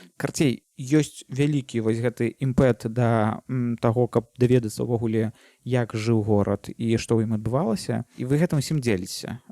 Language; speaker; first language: Belarusian; non-native, local second language; Russian